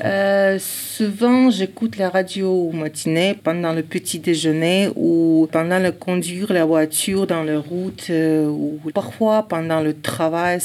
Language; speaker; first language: French; non-native, learner; Ingush